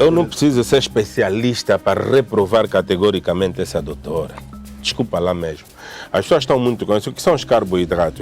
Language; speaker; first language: Portuguese; native; Portuguese